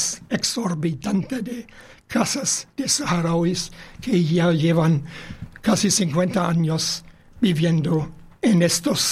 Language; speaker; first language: Spanish; non-native, fluent; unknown